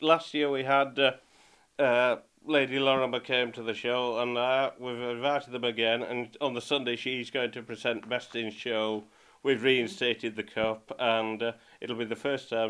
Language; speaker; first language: English; native; English